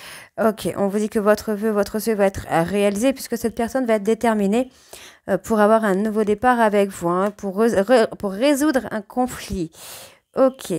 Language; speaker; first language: French; native; French